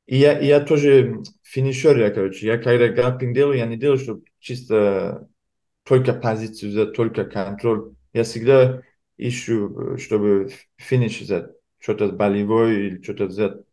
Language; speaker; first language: Russian; early bilingual, heritage; Kumyk